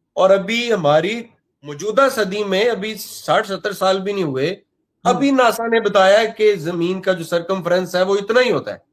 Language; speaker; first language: Urdu; non-native, local second language; Punjabi